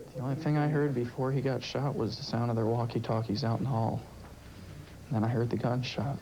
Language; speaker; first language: English; native; English